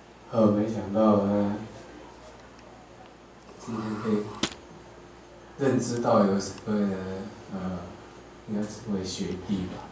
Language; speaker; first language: Chinese; native; Chinese